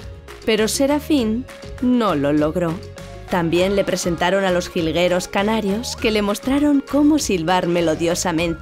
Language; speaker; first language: Spanish; native; Spanish